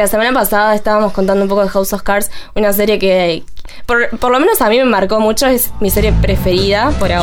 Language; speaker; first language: Spanish; native; Spanish